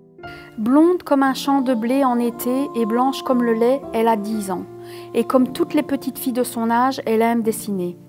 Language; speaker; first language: French; native; French